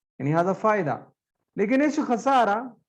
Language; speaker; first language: Arabic; non-native, learner; Urdu